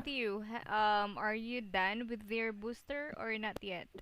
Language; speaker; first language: English; non-native, local second language; Filipino